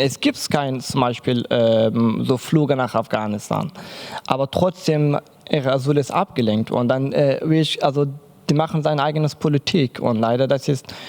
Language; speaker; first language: German; non-native, learner; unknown